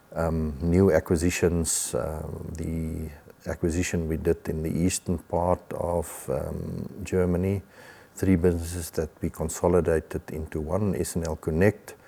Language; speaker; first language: English; non-native, local second language; Afrikaans